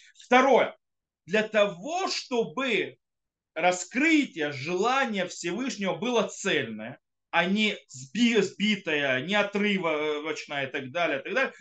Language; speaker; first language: Russian; early bilingual, heritage; Russian